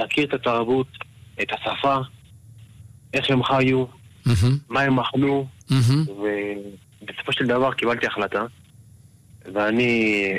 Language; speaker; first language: Hebrew; early bilingual, other home language; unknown